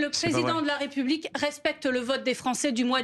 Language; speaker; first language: French; native; French